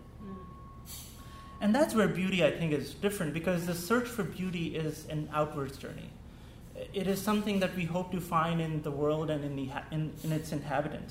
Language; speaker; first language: English; non-native, local second language; Urdu